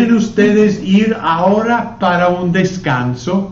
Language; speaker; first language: Spanish; non-native, fluent; English